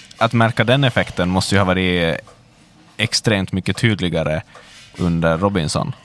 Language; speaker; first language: Swedish; native; Swedish